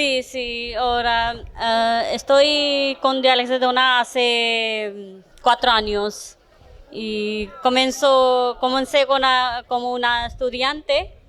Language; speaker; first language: Spanish; non-native, learner; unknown